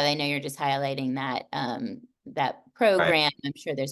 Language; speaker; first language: English; native; English